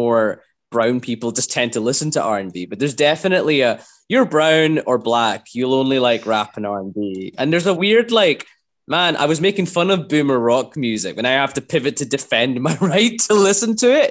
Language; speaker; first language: English; native; English